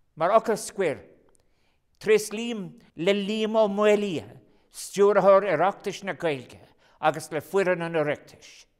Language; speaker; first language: Irish; non-native, local second language; English